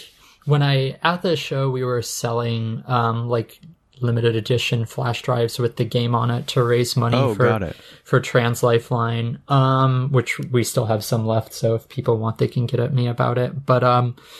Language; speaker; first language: English; native; English